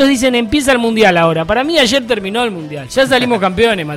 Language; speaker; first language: Spanish; native; Spanish